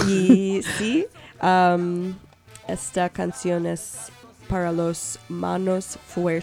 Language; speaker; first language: Spanish; non-native, learner; English